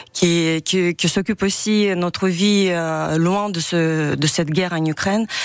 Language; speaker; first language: French; non-native, fluent; Ukrainian